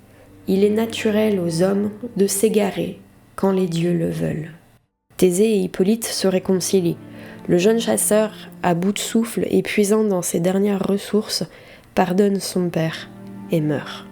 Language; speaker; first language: French; native; French